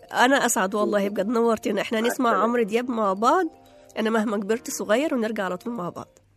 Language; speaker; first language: Arabic; native; Arabic